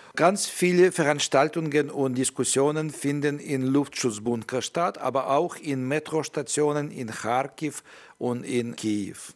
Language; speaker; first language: German; non-native, learner; Ukrainian